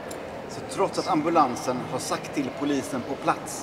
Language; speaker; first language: Swedish; native; Swedish